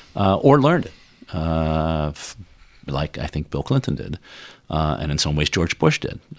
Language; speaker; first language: English; non-native, fluent; Dutch